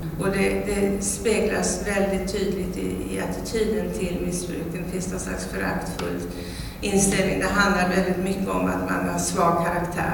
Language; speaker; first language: Swedish; native; Swedish